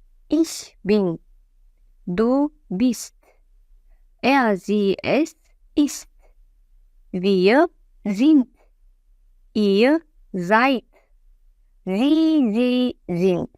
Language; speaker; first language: German; non-native, fluent; Azerbaijani